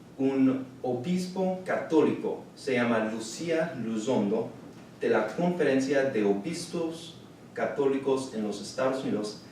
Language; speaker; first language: Spanish; non-native, learner; English